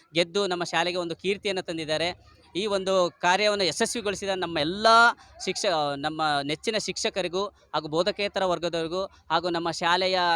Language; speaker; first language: Kannada; native; Kannada